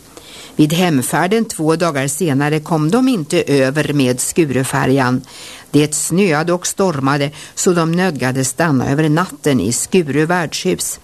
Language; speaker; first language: Swedish; native; Swedish